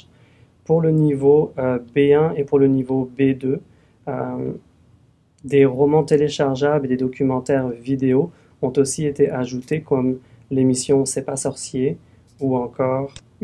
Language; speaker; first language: French; native; French